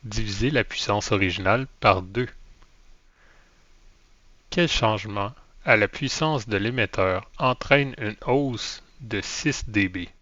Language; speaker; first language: French; native; French